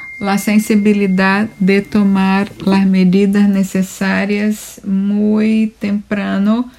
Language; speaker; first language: Spanish; non-native, fluent; Portuguese